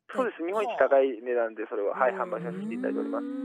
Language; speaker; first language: Japanese; native; Japanese